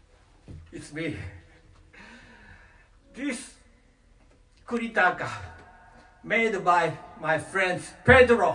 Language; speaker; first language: English; non-native, learner; Japanese